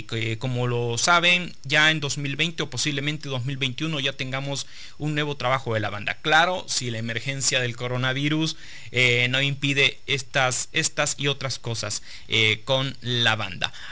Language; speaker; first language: Spanish; native; Spanish